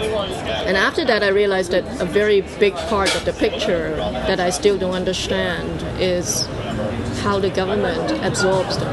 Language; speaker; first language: English; non-native, local second language; Cantonese